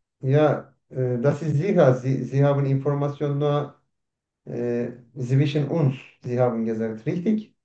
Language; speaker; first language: German; non-native, learner; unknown